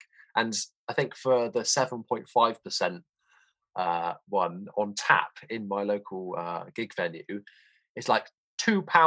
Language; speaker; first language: English; native; English